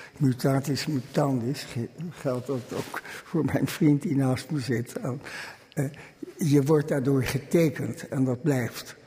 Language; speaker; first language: Dutch; early bilingual, other home language; German